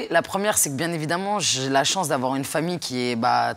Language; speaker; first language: French; native; French